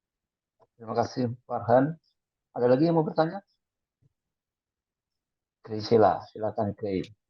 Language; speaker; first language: Indonesian; native; Indonesian